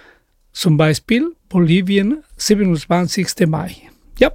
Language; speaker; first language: German; non-native, fluent; Spanish